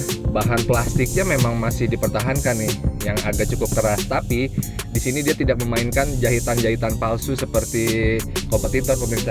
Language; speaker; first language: Indonesian; native; Indonesian